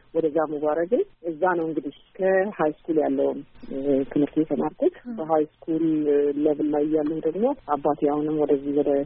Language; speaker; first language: Amharic; non-native, local second language; Afar